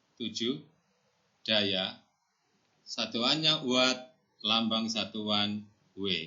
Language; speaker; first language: Indonesian; native; Indonesian